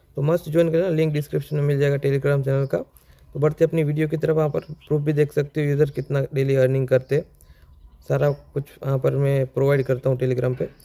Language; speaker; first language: Hindi; native; Hindi